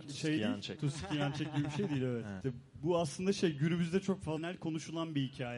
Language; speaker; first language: Turkish; native; Turkish